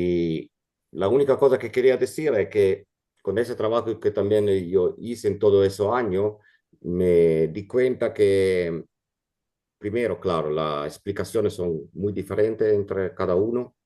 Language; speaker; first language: Spanish; non-native, fluent; Italian